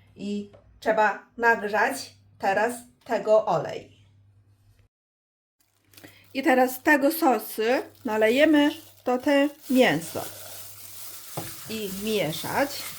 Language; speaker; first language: Polish; non-native, learner; Chinese